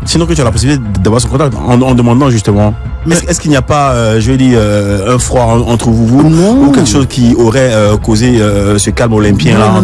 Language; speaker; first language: French; native; French